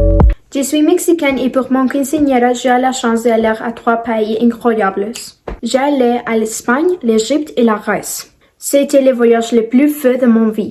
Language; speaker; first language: French; non-native, learner; Spanish